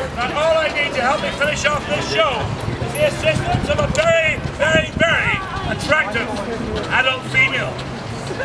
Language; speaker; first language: English; native; English